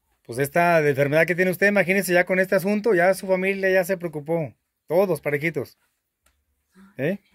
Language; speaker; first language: Spanish; native; Spanish